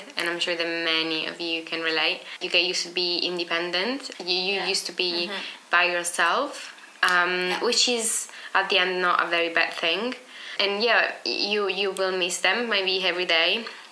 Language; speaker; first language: English; non-native, fluent; Italian